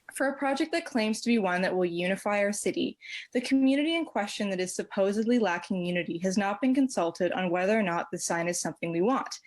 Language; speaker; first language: English; native; English